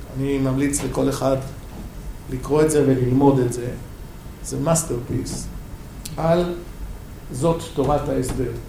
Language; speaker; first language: Hebrew; non-native, fluent; English